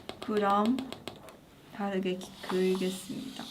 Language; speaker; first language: Korean; non-native, fluent; Chinese